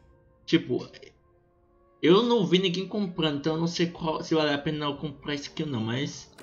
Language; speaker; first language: Portuguese; native; Portuguese